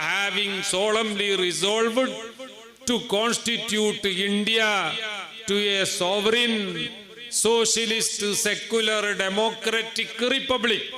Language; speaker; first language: English; non-native, local second language; Malayalam